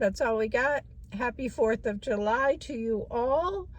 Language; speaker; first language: English; native; English